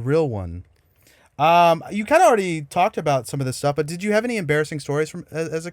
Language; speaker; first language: English; native; English